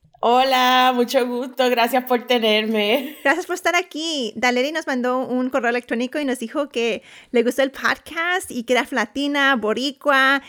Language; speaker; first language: Spanish; early bilingual, heritage; Spanish